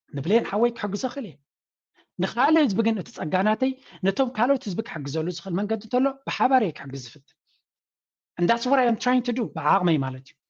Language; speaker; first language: Tigrinya; native; Tigrinya